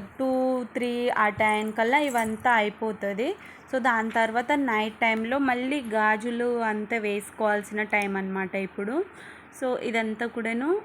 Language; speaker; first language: Telugu; non-native, local second language; Lambadi